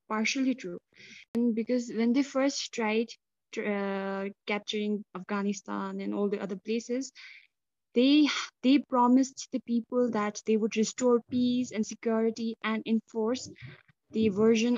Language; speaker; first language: English; non-native, local second language; Tibetan